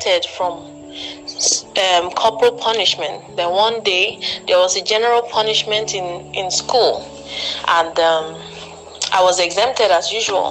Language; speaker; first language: English; non-native, local second language; Igbo